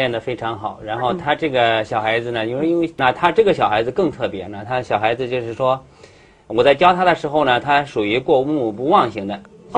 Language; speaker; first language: Chinese; native; Chinese